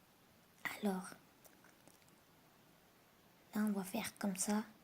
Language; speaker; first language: French; non-native, learner; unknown